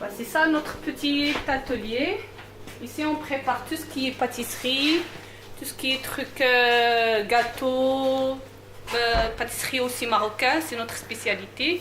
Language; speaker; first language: French; native; French